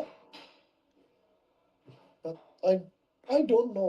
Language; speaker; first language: English; non-native, learner; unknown